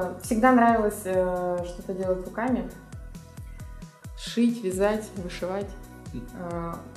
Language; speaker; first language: Russian; native; Russian